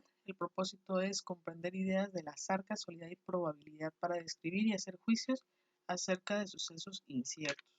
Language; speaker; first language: Spanish; native; Spanish